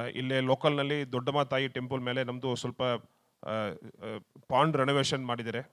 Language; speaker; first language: Kannada; non-native, learner; Tamil